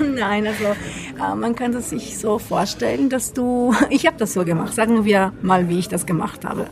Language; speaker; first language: German; non-native, fluent; Italian